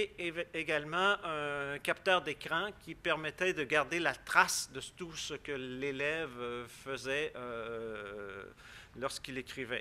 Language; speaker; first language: French; native; French